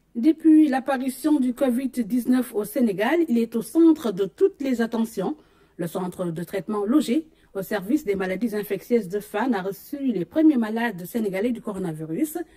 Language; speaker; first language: French; non-native, local second language; Wolof